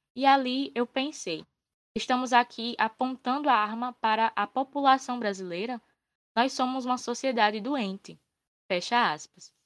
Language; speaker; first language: Portuguese; native; Portuguese